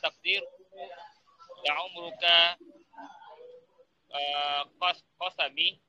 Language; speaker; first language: Arabic; non-native, learner; Indonesian